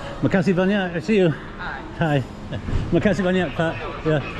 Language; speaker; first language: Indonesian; non-native, learner; English